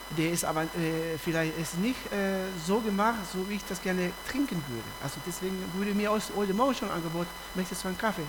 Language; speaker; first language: German; non-native, fluent; Spanish